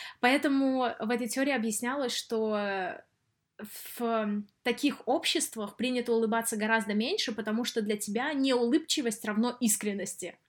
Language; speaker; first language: Russian; native; Russian